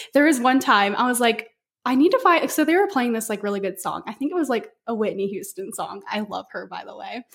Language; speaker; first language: English; native; English